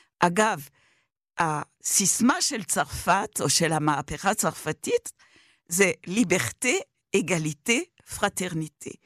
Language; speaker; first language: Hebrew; non-native, fluent; French